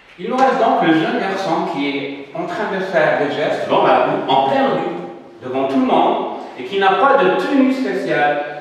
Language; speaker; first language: French; non-native, local second language; Arabic